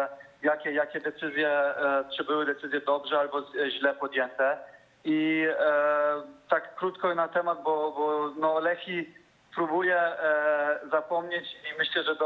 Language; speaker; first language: Polish; early bilingual, heritage; Polish